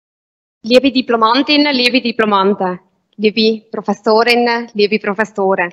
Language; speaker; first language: German; native; German